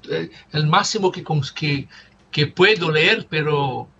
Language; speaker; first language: Spanish; non-native, fluent; Portuguese